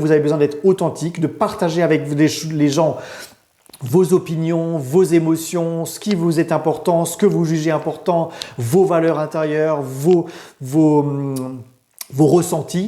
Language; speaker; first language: French; native; French